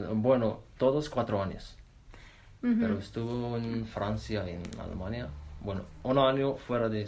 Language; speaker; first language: Spanish; non-native, learner; Arabic